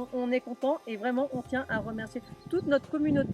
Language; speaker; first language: French; native; French